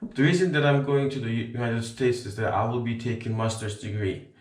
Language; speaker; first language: English; non-native, learner; Turkish